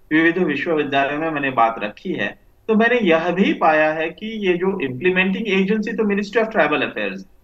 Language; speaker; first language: Hindi; non-native, local second language; Marathi